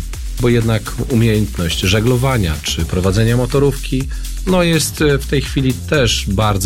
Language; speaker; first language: Polish; native; Polish